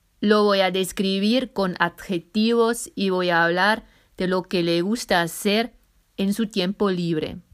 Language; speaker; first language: Spanish; non-native, fluent; German